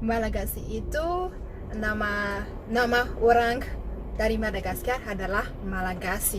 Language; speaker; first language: Indonesian; non-native, learner; Malagasy